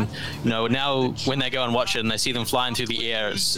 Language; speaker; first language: English; native; English